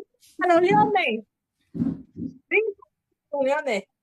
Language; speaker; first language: Spanish; native; Spanish